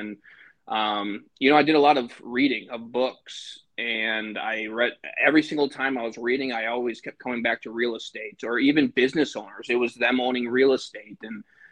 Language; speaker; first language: English; native; English